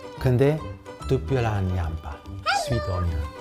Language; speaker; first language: Korean; non-native, fluent; Italian